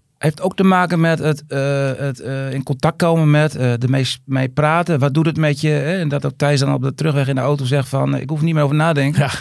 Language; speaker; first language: Dutch; native; Dutch